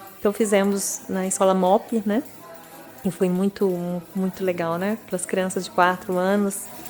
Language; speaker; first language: Portuguese; native; Portuguese